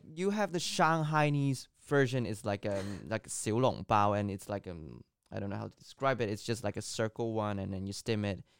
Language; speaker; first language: English; non-native, local second language; Cantonese